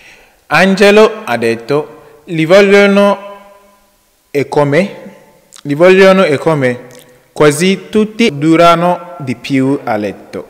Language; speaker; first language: Italian; non-native, learner; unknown